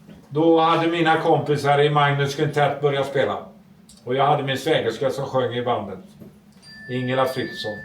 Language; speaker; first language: Swedish; native; Swedish